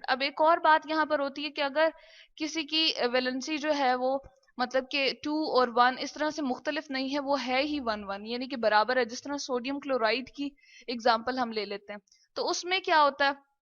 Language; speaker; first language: Hindi; non-native, local second language; Punjabi